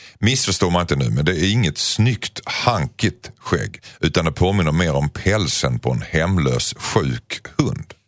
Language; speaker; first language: Swedish; native; Swedish